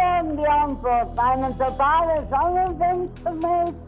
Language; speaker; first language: German; non-native, local second language; Italian